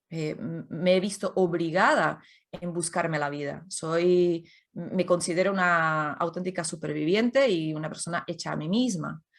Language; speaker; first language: Spanish; non-native, fluent; Czech